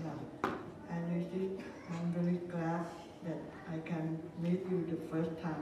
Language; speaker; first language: English; non-native, learner; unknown